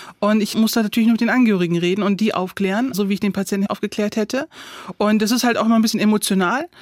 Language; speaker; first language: German; early bilingual, other home language; Turkish